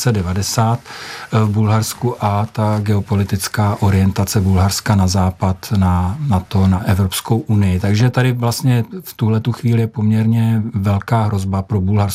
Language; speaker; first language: Czech; native; Czech